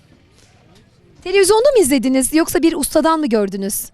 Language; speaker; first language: Turkish; native; Turkish